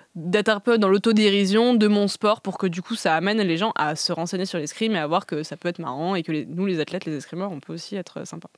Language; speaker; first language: French; native; French